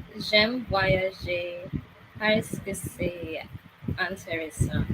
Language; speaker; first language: French; non-native, learner; English